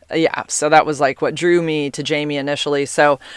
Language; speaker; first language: English; native; English